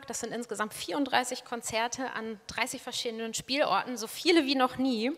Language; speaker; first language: German; native; German